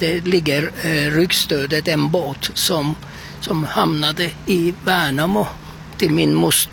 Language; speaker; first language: Swedish; non-native, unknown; Turkish